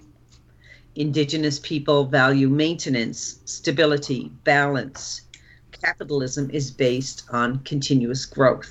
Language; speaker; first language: English; native; English